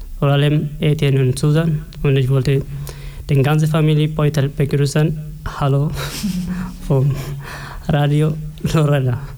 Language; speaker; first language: German; non-native, fluent; Oromo